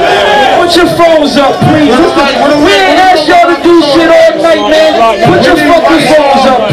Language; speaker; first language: English; native; English